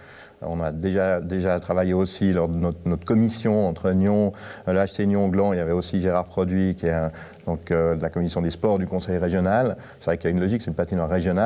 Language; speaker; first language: French; native; French